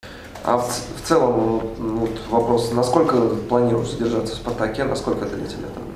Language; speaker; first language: Russian; native; Russian